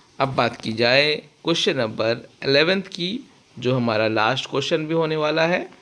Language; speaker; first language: Urdu; native; Urdu